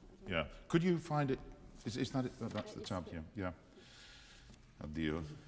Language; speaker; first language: English; native; English